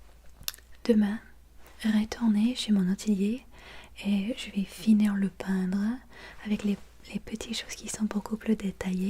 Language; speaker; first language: French; non-native, learner; English